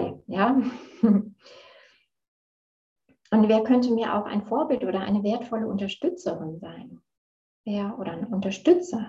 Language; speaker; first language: German; native; German